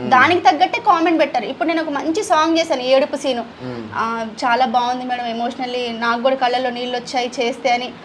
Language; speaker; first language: Telugu; non-native, local second language; Hindi